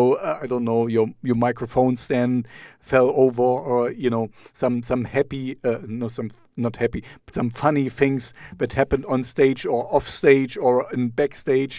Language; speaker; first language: English; non-native, fluent; German